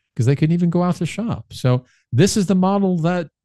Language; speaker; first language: English; native; English